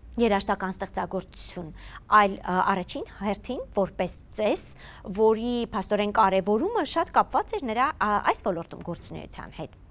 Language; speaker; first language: Armenian; native; Armenian